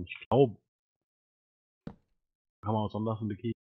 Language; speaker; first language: German; native; German